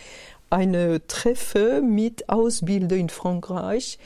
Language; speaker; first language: German; non-native, fluent; French